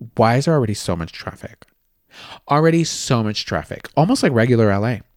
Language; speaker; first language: English; early bilingual, other home language; Spanish